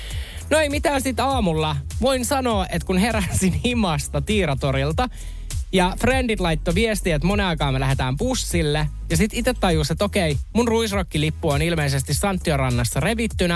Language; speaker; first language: Finnish; native; Finnish